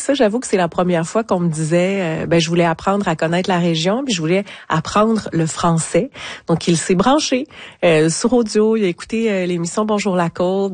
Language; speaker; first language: French; native; French